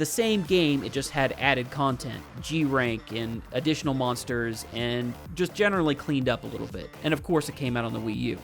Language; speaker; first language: English; native; English